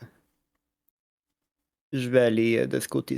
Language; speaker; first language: French; native; French